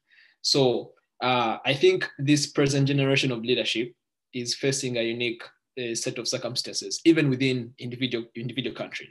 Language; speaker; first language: English; non-native, local second language; Ganda